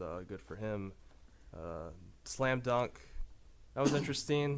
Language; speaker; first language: English; native; English